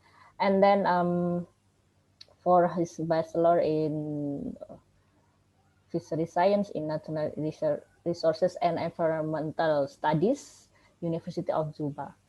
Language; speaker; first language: English; non-native, learner; Indonesian